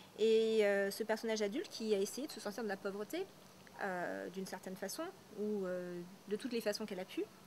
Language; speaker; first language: French; native; French